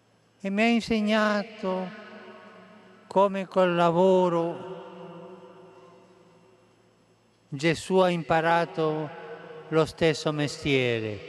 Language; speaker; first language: Italian; non-native, fluent; Spanish